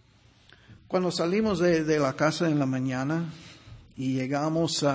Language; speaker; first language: Spanish; non-native, learner; English